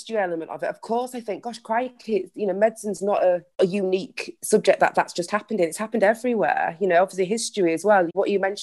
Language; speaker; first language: English; native; English